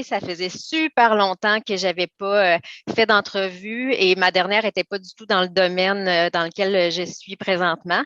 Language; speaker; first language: French; native; French